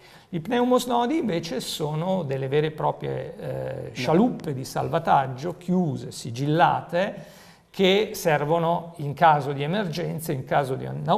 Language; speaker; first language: Italian; native; Italian